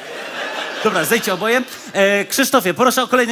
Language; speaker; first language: Polish; native; Polish